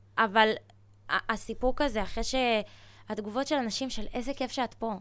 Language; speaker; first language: Hebrew; early bilingual, other home language; Russian